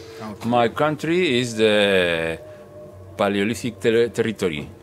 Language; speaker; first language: English; non-native, learner; Spanish